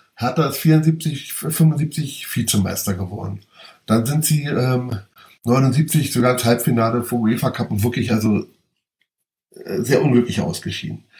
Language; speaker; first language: German; native; German